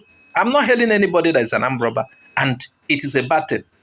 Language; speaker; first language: English; non-native, local second language; Igbo